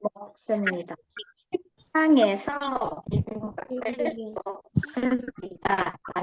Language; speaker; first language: Korean; non-native, fluent; Indonesian